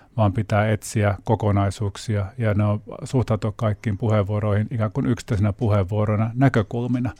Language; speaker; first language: Finnish; native; Finnish